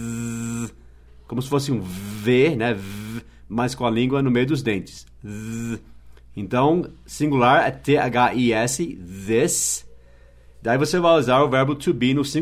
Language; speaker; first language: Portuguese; non-native, fluent; English